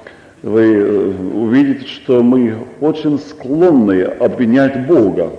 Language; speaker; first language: Russian; non-native, local second language; Estonian